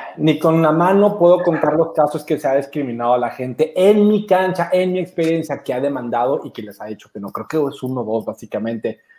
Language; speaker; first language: Spanish; native; Spanish